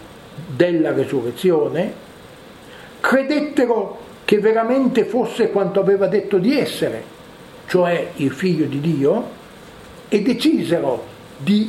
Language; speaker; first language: Italian; native; Italian